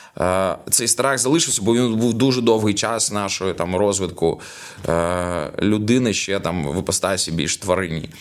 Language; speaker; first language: Ukrainian; non-native, local second language; Russian